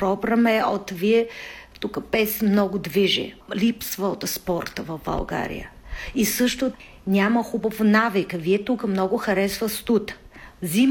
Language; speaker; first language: Bulgarian; non-native, learner; Chinese